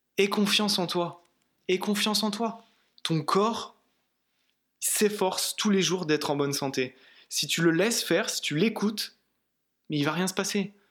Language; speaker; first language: French; native; French